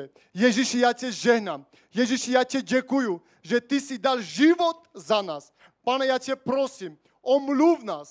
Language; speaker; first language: Czech; non-native, fluent; Armenian